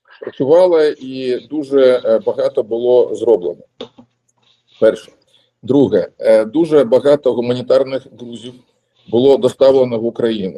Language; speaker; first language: Ukrainian; non-native, local second language; Russian